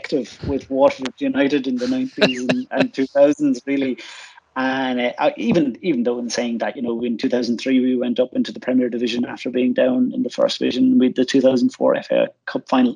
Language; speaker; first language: English; native; English